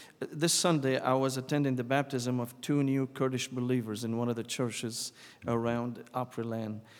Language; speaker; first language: English; non-native, fluent; Arabic